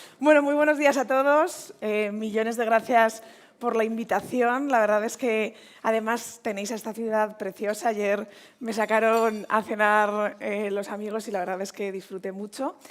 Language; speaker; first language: Spanish; native; Spanish